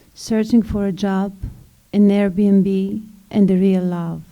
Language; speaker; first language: English; non-native, fluent; Greek